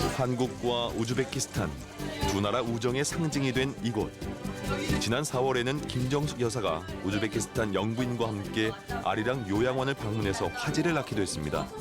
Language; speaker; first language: Korean; native; Korean